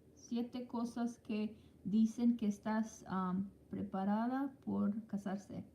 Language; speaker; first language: Spanish; non-native, learner; English